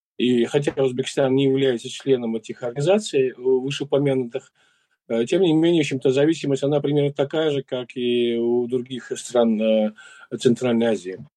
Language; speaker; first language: Russian; non-native, local second language; Uzbek